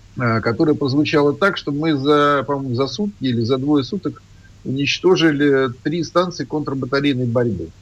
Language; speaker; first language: Russian; native; Russian